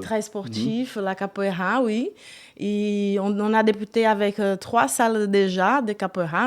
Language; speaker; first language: French; non-native, fluent; Portuguese